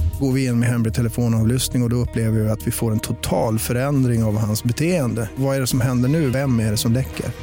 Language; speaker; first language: Swedish; native; Swedish